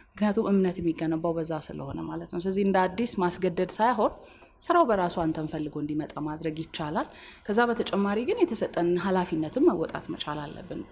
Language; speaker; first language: Amharic; native; Amharic